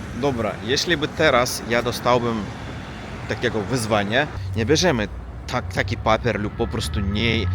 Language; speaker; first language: Polish; non-native, learner; Russian